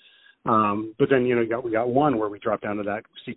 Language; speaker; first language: English; native; English